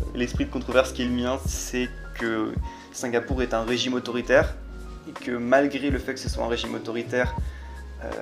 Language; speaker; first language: French; native; French